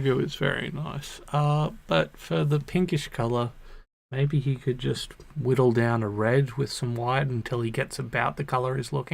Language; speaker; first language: English; native; English